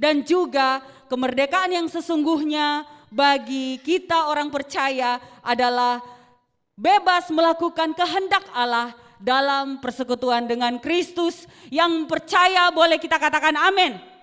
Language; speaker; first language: Indonesian; native; Indonesian